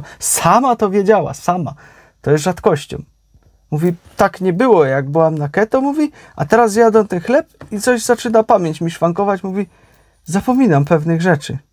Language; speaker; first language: Polish; native; Polish